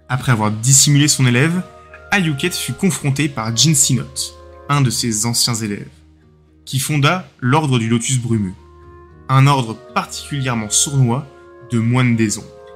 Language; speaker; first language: French; native; French